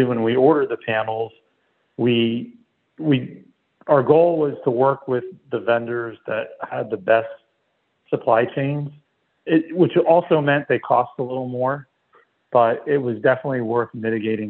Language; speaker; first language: English; native; English